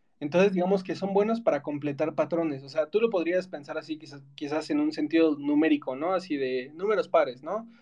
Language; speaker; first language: Spanish; native; Spanish